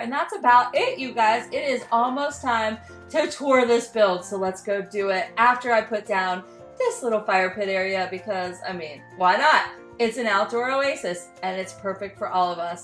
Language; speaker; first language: English; native; English